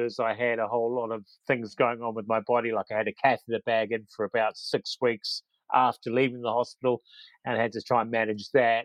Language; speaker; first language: English; native; English